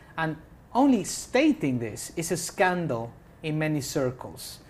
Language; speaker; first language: English; non-native, fluent; Spanish